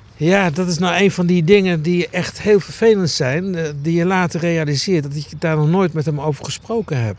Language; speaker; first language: Dutch; early bilingual, other home language; Greek